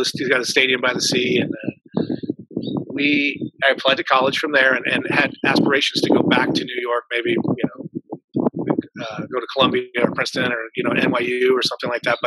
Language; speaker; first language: English; native; English